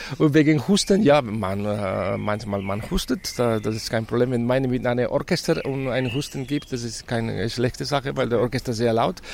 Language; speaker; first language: German; non-native, fluent; Spanish